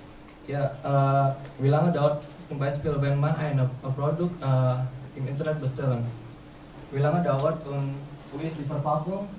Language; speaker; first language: German; non-native, learner; Indonesian